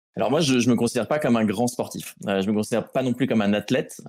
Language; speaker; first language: French; native; French